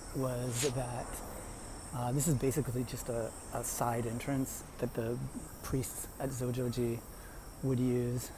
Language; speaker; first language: English; native; English